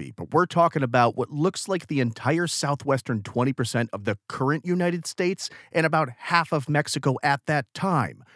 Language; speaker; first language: English; native; English